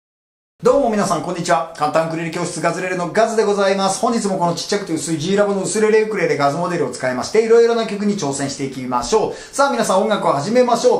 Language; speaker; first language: Japanese; native; Japanese